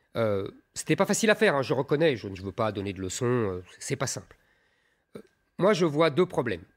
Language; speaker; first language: French; native; French